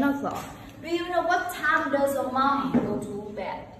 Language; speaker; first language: English; non-native, fluent; Vietnamese